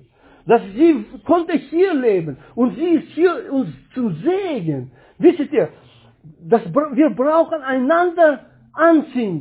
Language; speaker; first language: German; non-native, learner; Russian